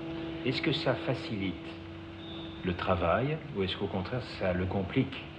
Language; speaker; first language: French; native; French